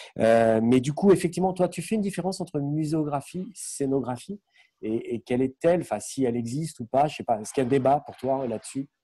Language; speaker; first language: French; native; French